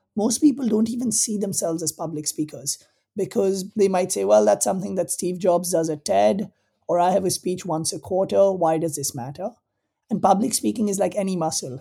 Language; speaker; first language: English; non-native, local second language; Hindi